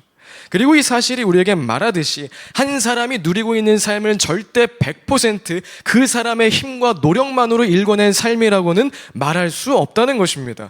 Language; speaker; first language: Korean; native; Korean